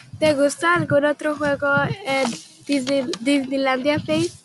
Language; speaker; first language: Spanish; early bilingual, heritage; Spanish